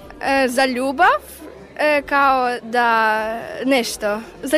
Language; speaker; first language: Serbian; non-native, learner; Ukrainian